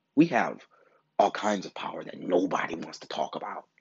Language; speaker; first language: English; native; English